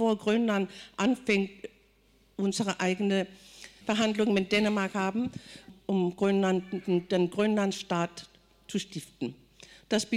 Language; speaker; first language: German; non-native, fluent; Kalaallisut